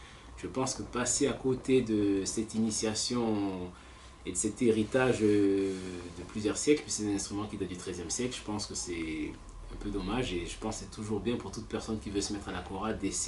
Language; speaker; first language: French; native; French